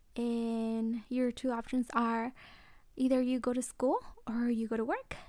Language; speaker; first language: English; early bilingual, other home language; Mixtepec Mixtec